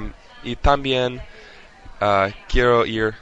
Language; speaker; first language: Spanish; non-native, learner; English